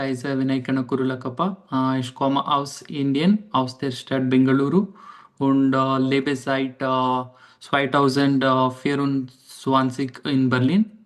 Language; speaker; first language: German; non-native, fluent; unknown